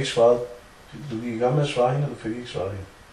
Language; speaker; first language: Danish; native; Danish